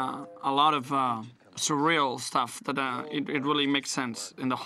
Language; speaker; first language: English; non-native, fluent; Spanish